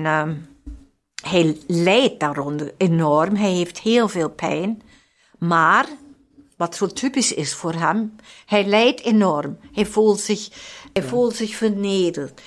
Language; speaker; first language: Dutch; non-native, fluent; German